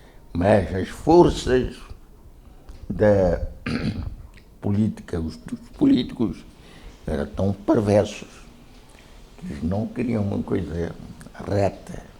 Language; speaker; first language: Portuguese; non-native, local second language; Konkani